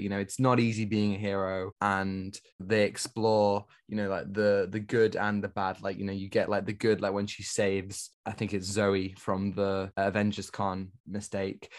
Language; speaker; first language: English; native; English